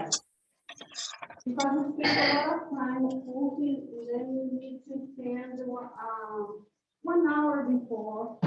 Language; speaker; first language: English; non-native, learner; Portuguese